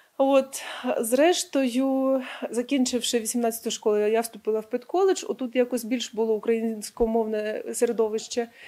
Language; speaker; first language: Ukrainian; non-native, local second language; Russian